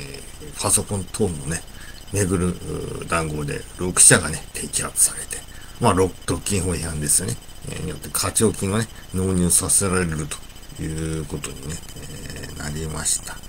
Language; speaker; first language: Japanese; native; Japanese